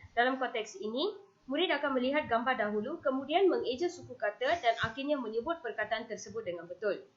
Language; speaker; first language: Malay; non-native, local second language; Tamil